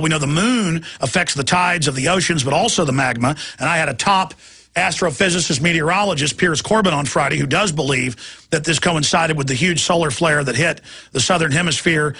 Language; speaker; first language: English; native; English